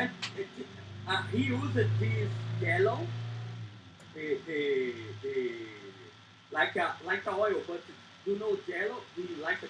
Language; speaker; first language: English; non-native, learner; Portuguese